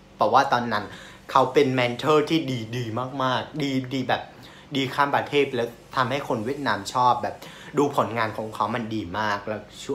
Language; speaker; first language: Thai; non-native, fluent; Vietnamese